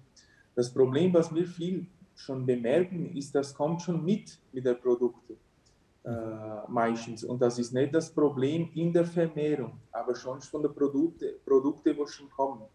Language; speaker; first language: German; early bilingual, heritage; German